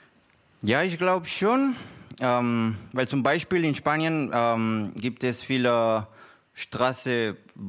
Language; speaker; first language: German; non-native, learner; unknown